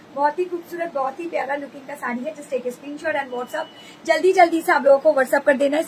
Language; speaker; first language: Hindi; non-native, local second language; Bangla